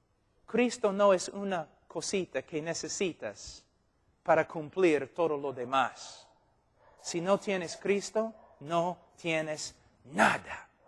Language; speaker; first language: Spanish; non-native, fluent; English